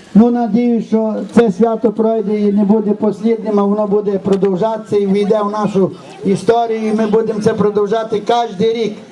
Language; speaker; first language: Ukrainian; native; Ukrainian